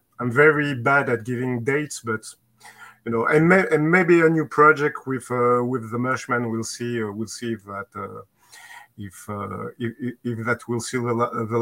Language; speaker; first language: English; non-native, fluent; French